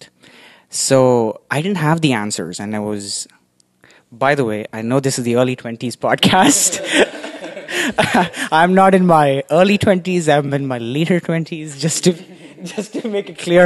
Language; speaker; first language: English; non-native, local second language; Tamil